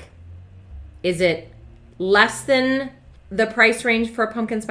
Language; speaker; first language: English; native; English